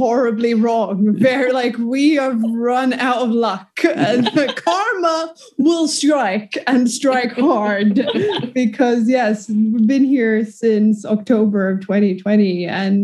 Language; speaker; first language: English; non-native, fluent; Swedish